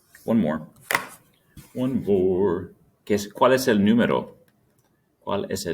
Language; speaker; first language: Spanish; non-native, fluent; English